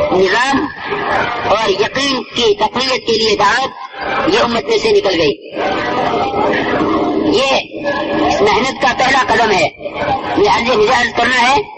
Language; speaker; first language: Urdu; native; Urdu